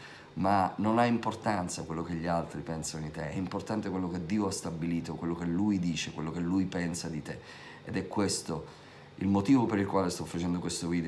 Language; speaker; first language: Italian; native; Italian